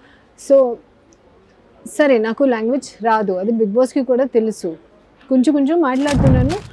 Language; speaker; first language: Telugu; non-native, learner; Hindi